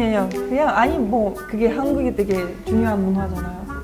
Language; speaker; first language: Korean; non-native, fluent; Russian